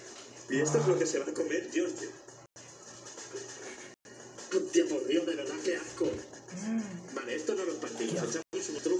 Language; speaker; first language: Spanish; native; Spanish